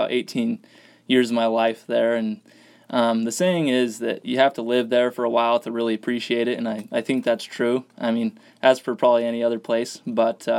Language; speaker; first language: English; native; English